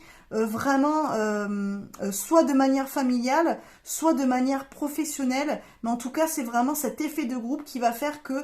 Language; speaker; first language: French; native; French